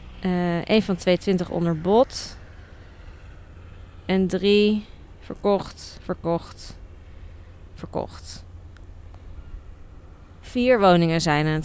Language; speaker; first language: Dutch; native; Dutch